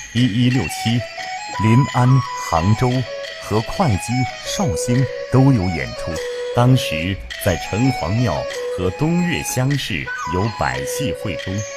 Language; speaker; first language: Chinese; native; Chinese